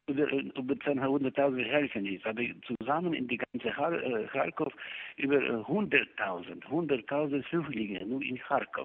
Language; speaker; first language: German; non-native, learner; Ukrainian